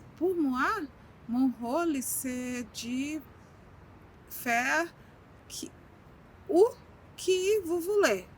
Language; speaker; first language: French; non-native, learner; Portuguese